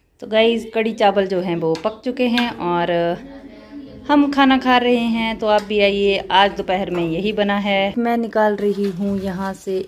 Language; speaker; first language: Hindi; native; Hindi